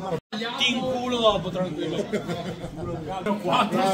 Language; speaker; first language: Italian; native; Italian